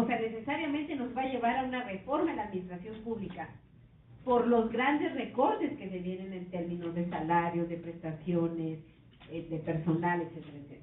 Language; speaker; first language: Spanish; native; Spanish